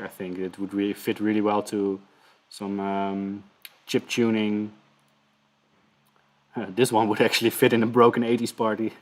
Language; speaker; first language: English; non-native, fluent; Dutch